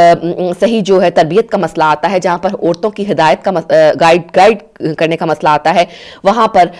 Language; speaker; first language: Urdu; native; Urdu